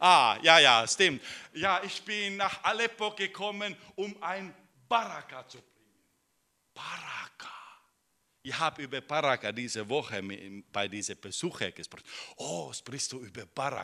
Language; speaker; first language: German; non-native, fluent; Finnish